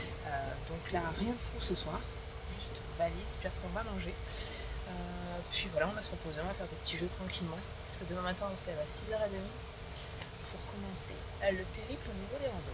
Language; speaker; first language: French; native; French